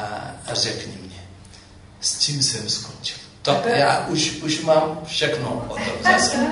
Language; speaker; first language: Czech; non-native, fluent; Amharic